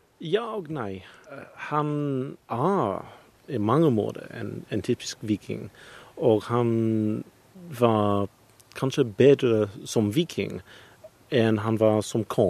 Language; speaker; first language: Norwegian; non-native, learner; English